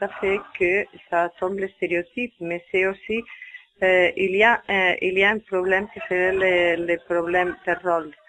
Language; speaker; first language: French; non-native, fluent; Spanish